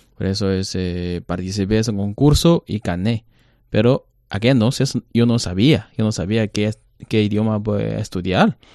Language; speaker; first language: Spanish; non-native, learner; Chinese